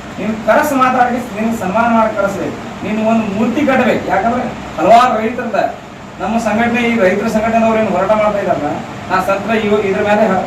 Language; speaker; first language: Kannada; native; Kannada